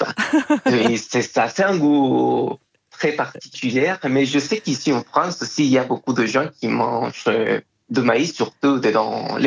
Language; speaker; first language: French; non-native, fluent; Spanish